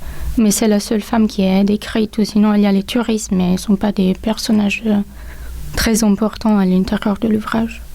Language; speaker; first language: French; non-native, local second language; Italian